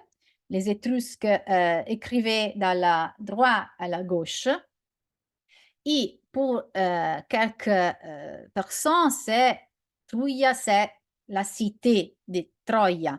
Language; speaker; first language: French; non-native, learner; Italian